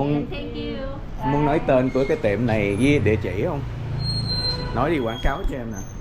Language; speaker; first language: Vietnamese; early bilingual, heritage; Vietnamese